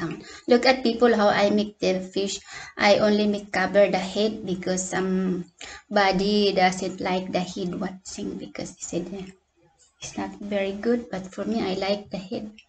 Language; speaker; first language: English; non-native, local second language; Cebuano